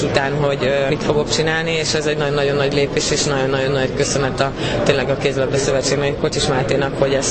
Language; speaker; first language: Hungarian; native; Hungarian